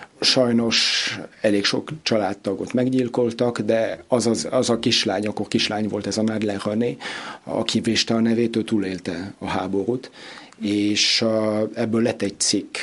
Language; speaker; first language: Hungarian; early bilingual, heritage; Hungarian